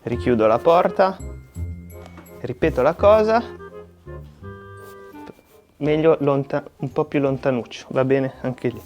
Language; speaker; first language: Italian; native; Italian